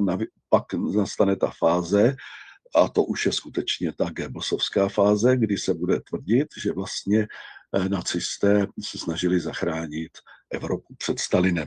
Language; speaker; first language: Czech; native; Czech